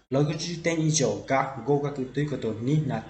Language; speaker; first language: Japanese; non-native, fluent; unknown